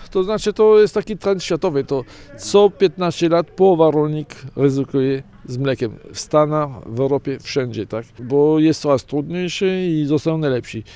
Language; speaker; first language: Polish; non-native, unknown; French